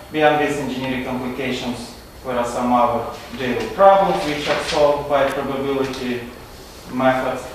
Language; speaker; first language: English; non-native, fluent; Romanian